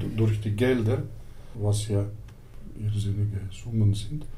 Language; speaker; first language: German; early bilingual, other home language; Turkish